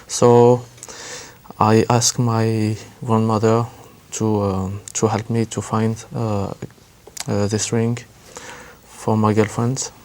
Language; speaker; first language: English; non-native, learner; French